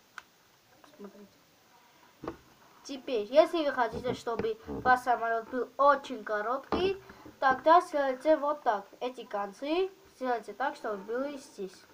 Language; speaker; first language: Russian; non-native, local second language; Armenian